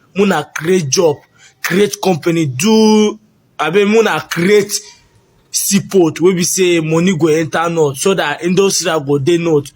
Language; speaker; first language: Nigerian Pidgin; native; Nigerian Pidgin